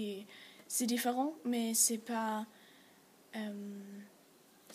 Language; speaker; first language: French; non-native, learner; German